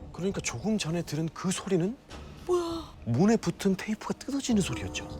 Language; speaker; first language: Korean; native; Korean